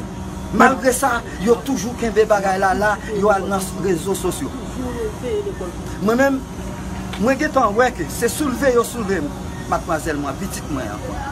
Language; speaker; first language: French; non-native, learner; Haitian Creole